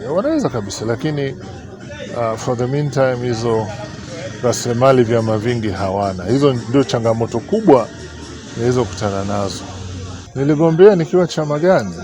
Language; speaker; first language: Swahili; native; Swahili